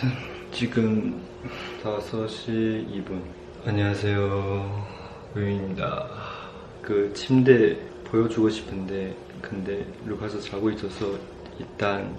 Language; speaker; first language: Korean; non-native, learner; Chinese